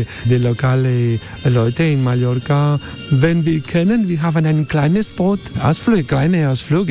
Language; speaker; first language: German; non-native, learner; Spanish